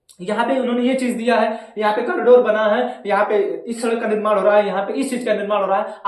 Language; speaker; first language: Hindi; native; Hindi